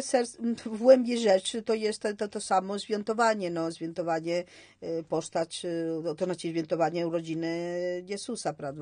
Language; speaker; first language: Polish; non-native, learner; Spanish